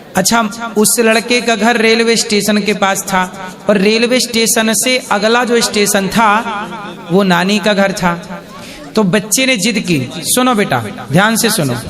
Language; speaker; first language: Hindi; native; Hindi